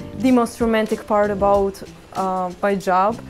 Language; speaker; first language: English; non-native, fluent; Ukrainian